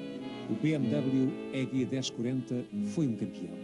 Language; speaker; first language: Portuguese; native; Portuguese